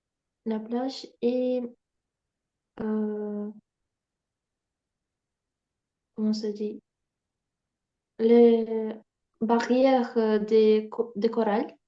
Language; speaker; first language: French; non-native, learner; Ukrainian